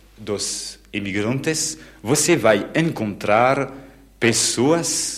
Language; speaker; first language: Portuguese; non-native, fluent; French